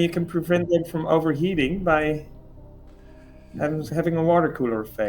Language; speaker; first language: English; non-native, fluent; Dutch